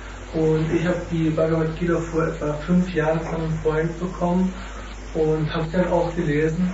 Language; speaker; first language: German; native; German